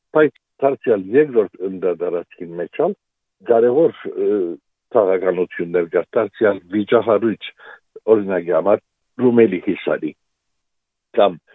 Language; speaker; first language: Armenian; native; Armenian